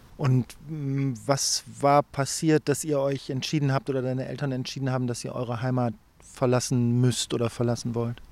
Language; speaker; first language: German; native; German